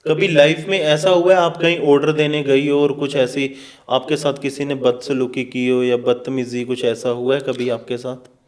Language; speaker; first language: Hindi; non-native, local second language; Punjabi